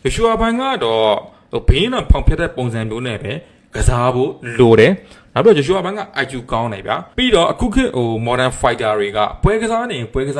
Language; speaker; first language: Burmese; native; Burmese